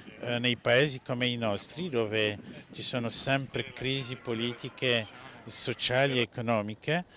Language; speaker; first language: Italian; non-native, fluent; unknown